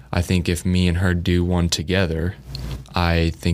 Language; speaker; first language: English; native; English